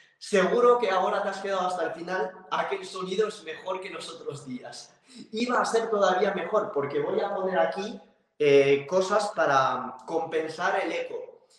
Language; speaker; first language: Spanish; non-native, fluent; French